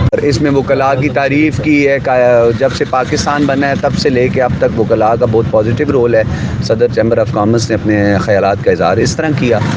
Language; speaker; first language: Urdu; non-native, local second language; Northern Hindko